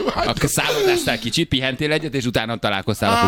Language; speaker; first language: Hungarian; native; Hungarian